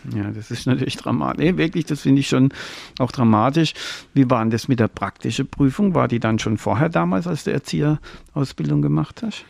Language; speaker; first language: German; native; German